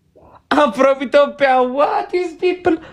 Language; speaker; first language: English; non-native, learner; Oromo